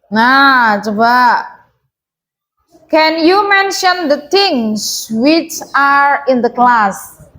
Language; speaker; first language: English; non-native, fluent; Indonesian